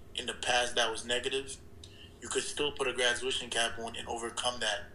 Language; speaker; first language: English; early bilingual, other home language; Haitian Creole